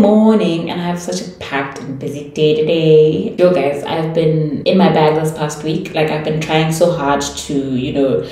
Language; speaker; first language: English; non-native, local second language; Tswana